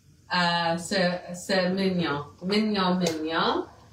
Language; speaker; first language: French; non-native, fluent; English